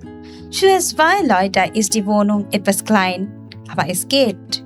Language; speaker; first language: German; non-native, learner; Bangla